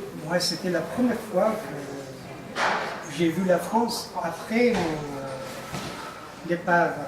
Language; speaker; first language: French; non-native, fluent; Persian